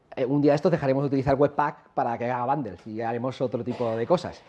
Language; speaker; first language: Spanish; native; Spanish